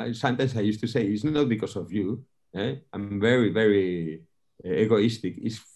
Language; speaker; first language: English; non-native, fluent; Spanish